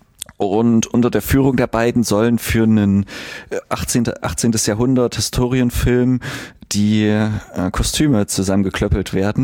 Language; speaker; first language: German; native; German